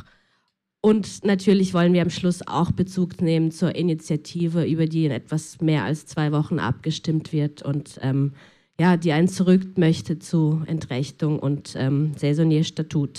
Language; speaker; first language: German; native; German